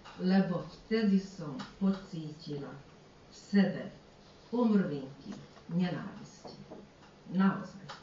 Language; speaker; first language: Slovak; early bilingual, heritage; Slovak